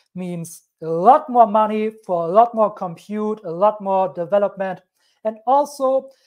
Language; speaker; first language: English; non-native, fluent; German